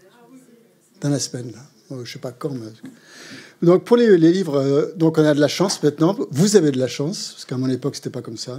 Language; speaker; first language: French; native; French